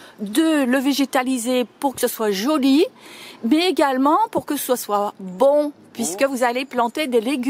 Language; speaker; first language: French; native; French